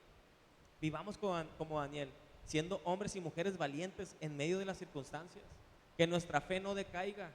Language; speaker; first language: Spanish; native; Spanish